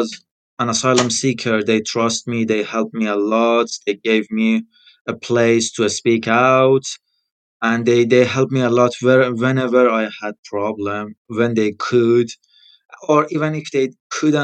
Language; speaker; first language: English; non-native, fluent; Persian